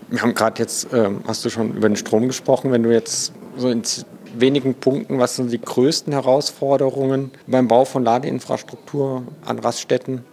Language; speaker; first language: German; native; German